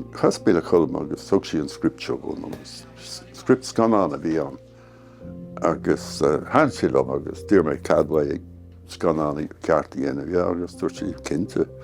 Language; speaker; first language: Irish; non-native, local second language; English